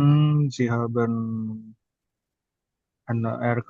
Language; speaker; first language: German; non-native, learner; Indonesian